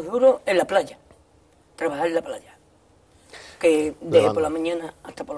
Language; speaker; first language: Spanish; native; Spanish